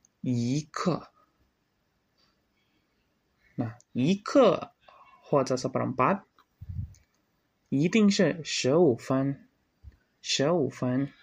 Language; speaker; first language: Chinese; non-native, learner; Indonesian